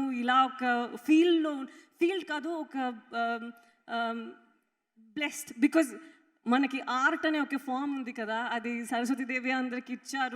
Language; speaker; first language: Telugu; non-native, fluent; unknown